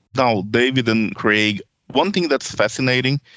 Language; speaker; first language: English; non-native, fluent; Portuguese